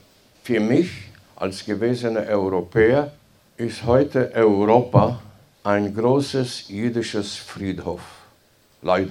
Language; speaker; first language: German; non-native, fluent; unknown